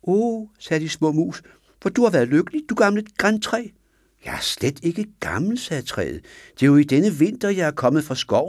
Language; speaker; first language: Danish; native; Danish